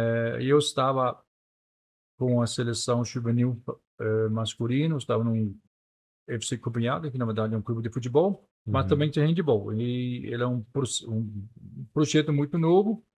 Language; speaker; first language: Portuguese; non-native, fluent; Danish